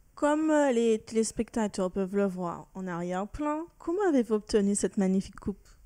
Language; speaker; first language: French; native; French